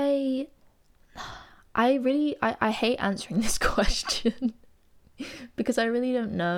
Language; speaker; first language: English; native; English